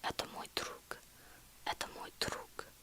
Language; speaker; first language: Russian; non-native, learner; English